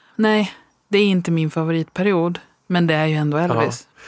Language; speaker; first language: Swedish; native; Swedish